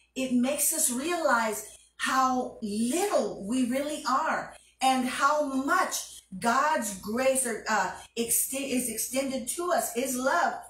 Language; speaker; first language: English; early bilingual, other home language; Spanish